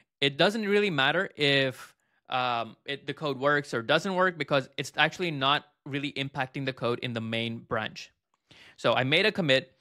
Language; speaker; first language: English; native; English